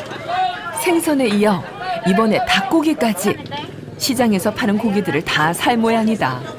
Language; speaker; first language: Korean; native; Korean